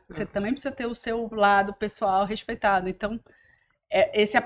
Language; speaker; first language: Portuguese; native; Portuguese